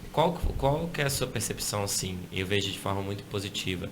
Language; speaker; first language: Portuguese; native; Portuguese